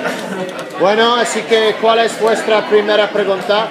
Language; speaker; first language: Spanish; non-native, fluent; English